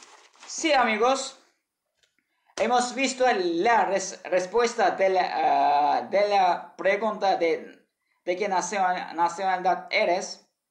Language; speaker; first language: Spanish; non-native, learner; Turkish